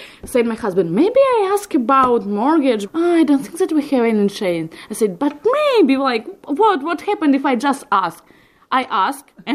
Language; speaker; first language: English; non-native, learner; Ukrainian